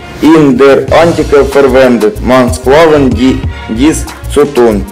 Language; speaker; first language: German; non-native, learner; Russian